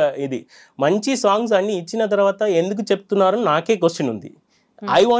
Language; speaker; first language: Telugu; non-native, fluent; Tamil